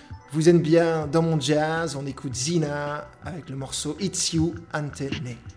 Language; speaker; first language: French; native; French